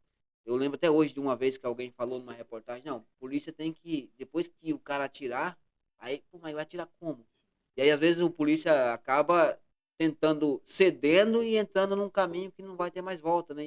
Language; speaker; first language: Portuguese; native; Portuguese